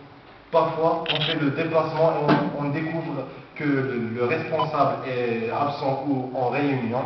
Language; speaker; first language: French; non-native, local second language; Arabic